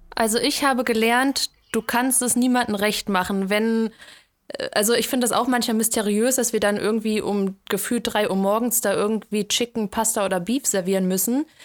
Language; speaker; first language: German; native; German